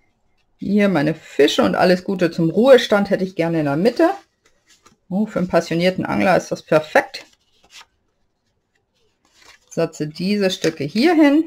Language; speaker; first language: German; native; German